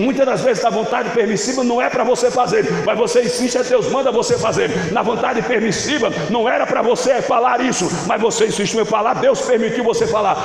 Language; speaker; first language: Portuguese; native; Portuguese